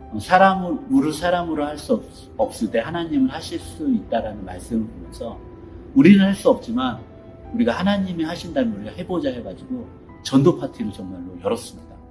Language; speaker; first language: Korean; native; Korean